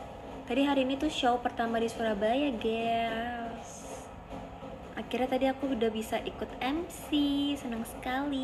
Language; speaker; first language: Indonesian; native; Indonesian